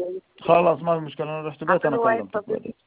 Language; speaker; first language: Arabic; non-native, learner; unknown